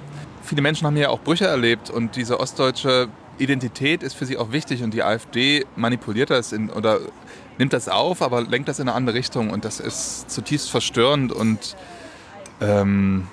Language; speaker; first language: German; native; German